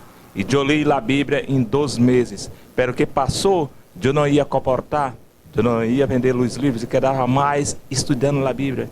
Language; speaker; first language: Spanish; non-native, fluent; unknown